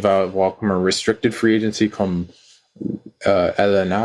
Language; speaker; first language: French; non-native, learner; English